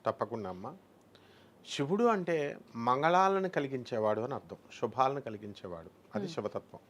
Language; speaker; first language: Telugu; native; Telugu